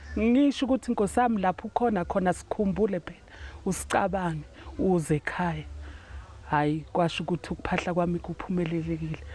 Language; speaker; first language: Zulu; native; Zulu